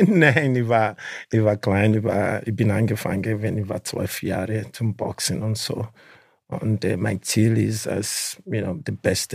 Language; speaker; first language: German; non-native, learner; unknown